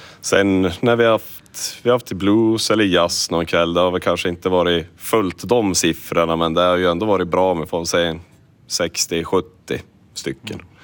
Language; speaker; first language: Swedish; native; Swedish